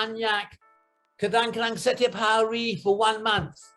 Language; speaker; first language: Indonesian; non-native, learner; English